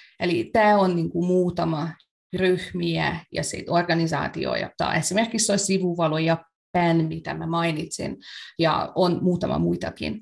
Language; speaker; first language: Finnish; non-native, fluent; Hungarian